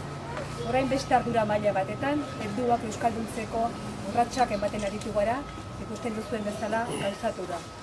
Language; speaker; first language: Basque; native; Basque